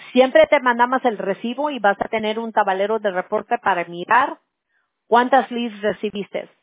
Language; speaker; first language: Spanish; early bilingual, heritage; Spanish